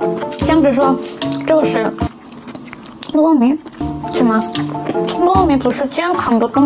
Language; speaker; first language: Chinese; non-native, learner; Korean